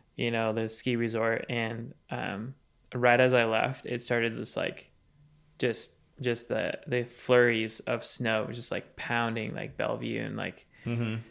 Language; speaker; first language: English; native; English